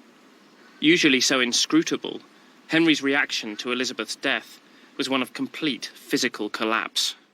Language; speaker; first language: English; native; English